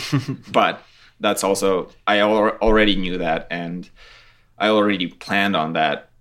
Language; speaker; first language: English; non-native, fluent; Latvian